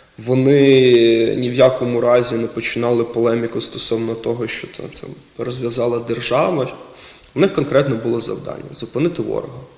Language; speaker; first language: Ukrainian; non-native, local second language; Russian